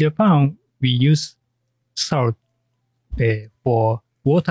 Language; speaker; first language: English; non-native, learner; Japanese